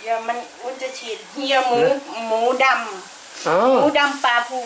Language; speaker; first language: German; non-native, learner; Thai